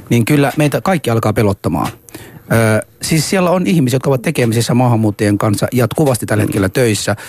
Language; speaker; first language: Finnish; non-native, fluent; Arabic